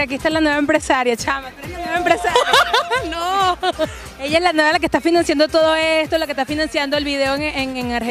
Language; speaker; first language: Spanish; native; Spanish